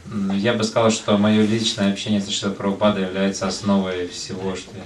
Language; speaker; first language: Russian; native; Russian